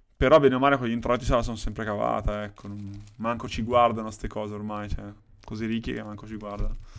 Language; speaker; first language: Italian; native; Italian